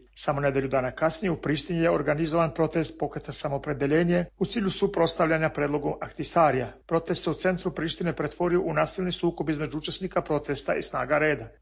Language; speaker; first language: Serbian; non-native, local second language; Albanian